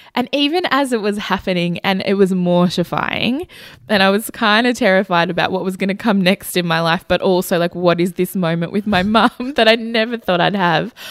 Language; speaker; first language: English; early bilingual, other home language; Hindi